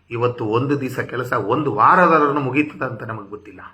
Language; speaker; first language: Kannada; non-native, local second language; Tamil